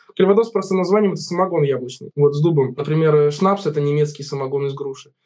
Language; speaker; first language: Russian; native; Russian